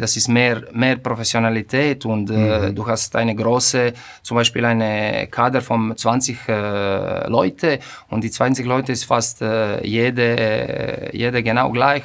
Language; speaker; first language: German; non-native, fluent; Croatian